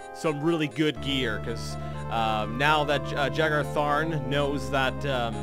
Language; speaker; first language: English; native; English